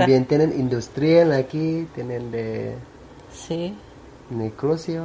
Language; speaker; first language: Spanish; non-native, learner; Thai